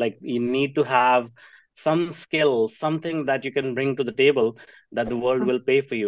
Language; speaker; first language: English; non-native, local second language; Punjabi